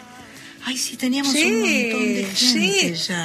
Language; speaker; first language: Spanish; native; Spanish